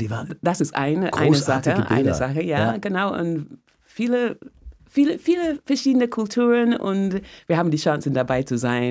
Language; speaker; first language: German; non-native, fluent; English